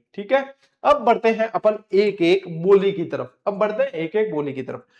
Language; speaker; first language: Hindi; native; Hindi